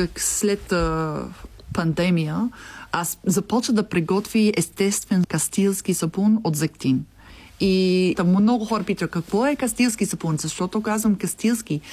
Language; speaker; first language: Bulgarian; non-native, learner; English